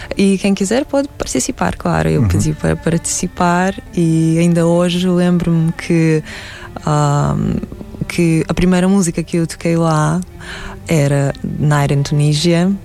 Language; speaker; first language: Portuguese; non-native, fluent; Russian